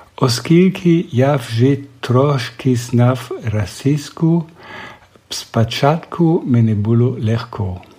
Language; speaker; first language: Ukrainian; non-native, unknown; German